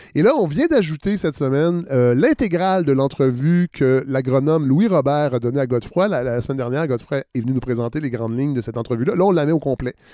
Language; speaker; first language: French; native; French